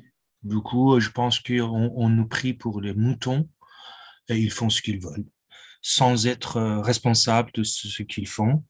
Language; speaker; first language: French; non-native, fluent; Persian